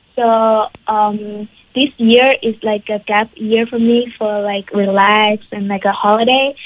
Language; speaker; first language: English; non-native, local second language; Cantonese